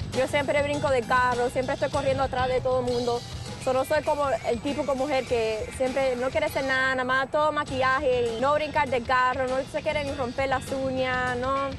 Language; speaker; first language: Spanish; early bilingual, heritage; Spanish